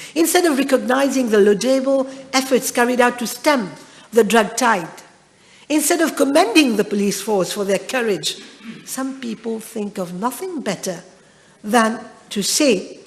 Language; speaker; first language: English; non-native, local second language; Morisyen